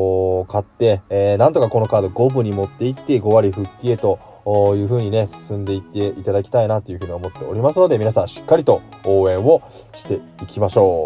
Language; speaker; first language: Japanese; native; Japanese